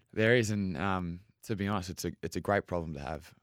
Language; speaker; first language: English; native; English